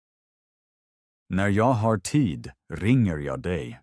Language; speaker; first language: Swedish; non-native, fluent; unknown